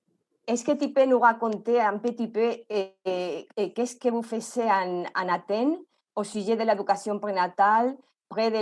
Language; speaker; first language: French; non-native, learner; Spanish